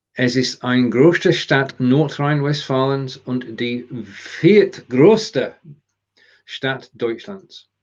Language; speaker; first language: German; non-native, learner; English